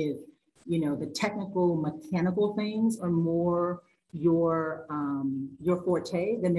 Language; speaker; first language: English; native; English